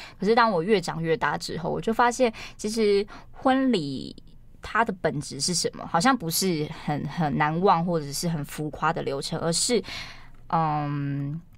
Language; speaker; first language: Chinese; native; Chinese